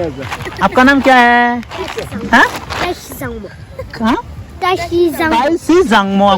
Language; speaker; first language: Hindi; non-native, local second language; Bodo